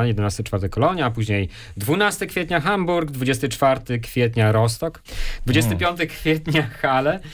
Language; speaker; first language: Polish; native; Polish